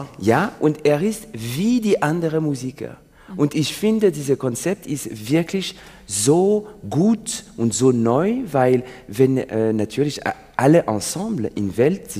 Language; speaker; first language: German; non-native, learner; French